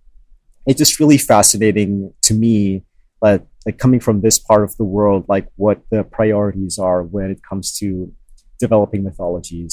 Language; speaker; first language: English; non-native, local second language; Filipino